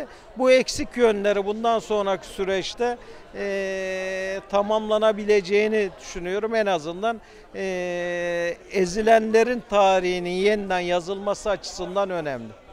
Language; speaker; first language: Turkish; native; Turkish